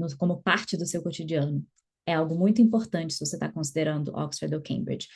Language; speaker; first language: Portuguese; native; Portuguese